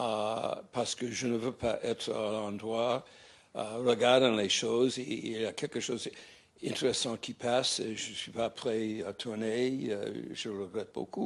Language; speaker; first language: French; non-native, fluent; English